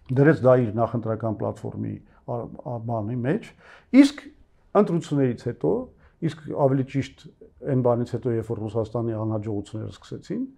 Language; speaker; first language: Armenian; native; Armenian